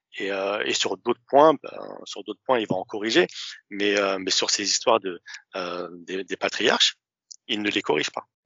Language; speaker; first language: French; early bilingual, other home language; Arabic